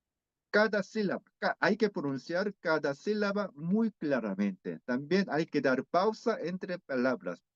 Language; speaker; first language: Spanish; non-native, fluent; Korean